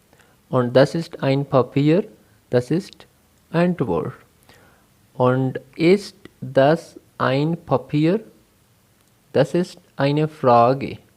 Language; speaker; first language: German; non-native, fluent; Urdu